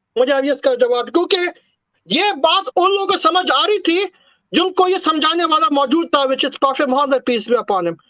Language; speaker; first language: Urdu; native; Urdu